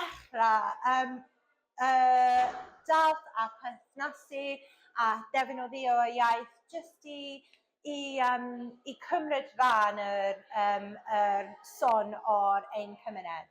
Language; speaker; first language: Welsh; non-native, fluent; English